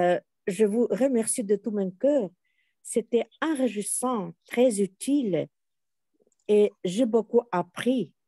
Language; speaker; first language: French; non-native, fluent; Russian